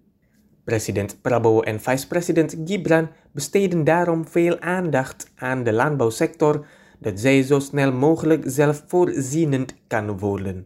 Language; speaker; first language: Dutch; non-native, fluent; Indonesian